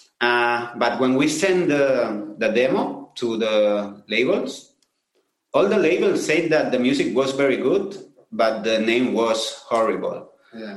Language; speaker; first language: English; non-native, learner; Spanish